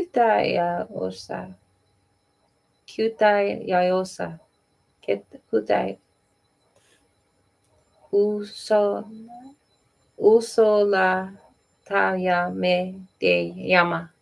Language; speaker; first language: Spanish; non-native, learner; English